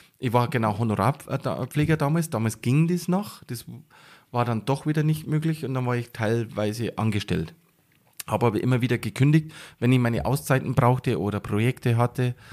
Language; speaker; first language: German; native; German